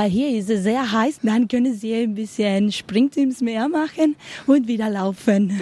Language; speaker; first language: German; non-native, learner; Spanish